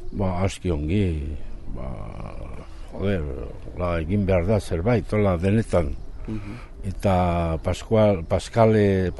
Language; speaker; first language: Basque; non-native, learner; Spanish